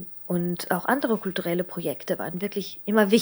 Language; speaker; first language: German; non-native, fluent; Slovenian